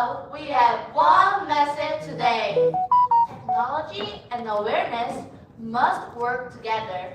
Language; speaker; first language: English; non-native, learner; Korean